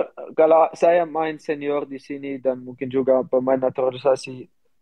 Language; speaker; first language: Indonesian; non-native, learner; Dutch